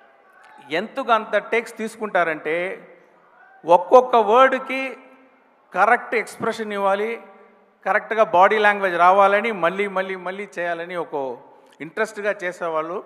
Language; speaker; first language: Telugu; non-native, fluent; Tamil